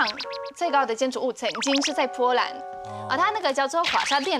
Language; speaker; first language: Chinese; non-native, fluent; Polish